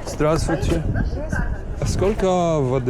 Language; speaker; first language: Russian; non-native, learner; Arabic